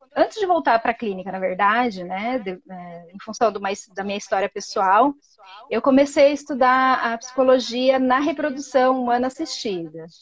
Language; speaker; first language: Portuguese; native; Portuguese